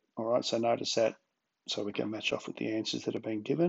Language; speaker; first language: English; native; English